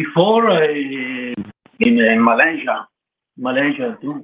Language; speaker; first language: English; non-native, learner; Italian